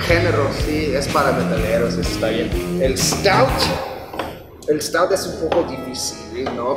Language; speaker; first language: Spanish; non-native, fluent; English